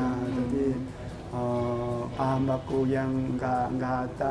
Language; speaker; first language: Indonesian; non-native, learner; Korean